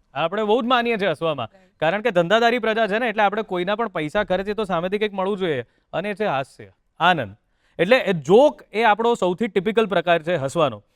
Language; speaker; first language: Gujarati; native; Gujarati